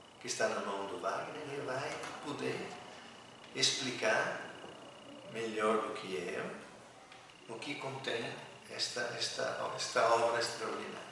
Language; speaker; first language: Portuguese; native; Portuguese